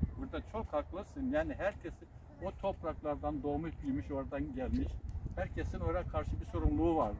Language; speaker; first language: Turkish; non-native, local second language; Zaza